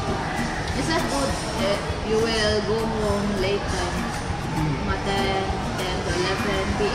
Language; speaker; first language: English; non-native, local second language; Cebuano